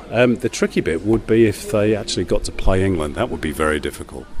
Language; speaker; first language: English; native; English